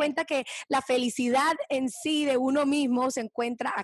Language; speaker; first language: Spanish; early bilingual, heritage; Spanish